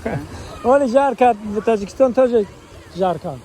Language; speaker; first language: Russian; non-native, learner; Tajik